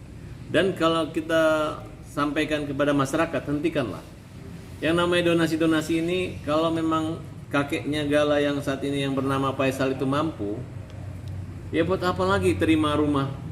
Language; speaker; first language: Indonesian; native; Indonesian